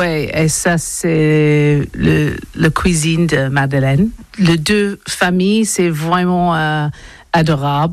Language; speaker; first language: French; non-native, learner; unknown